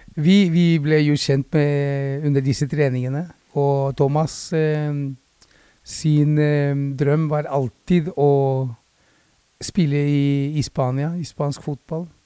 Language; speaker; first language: Norwegian; early bilingual, other home language; Spanish